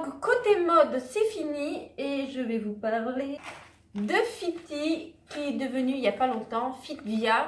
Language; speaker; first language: French; native; French